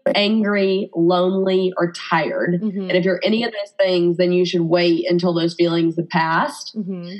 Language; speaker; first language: English; native; English